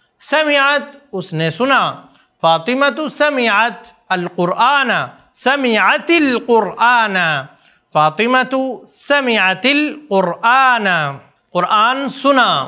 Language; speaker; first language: Arabic; non-native, fluent; Urdu